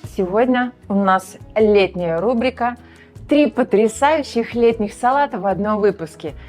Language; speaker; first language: Russian; native; Russian